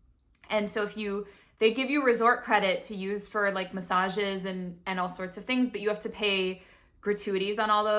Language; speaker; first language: English; native; English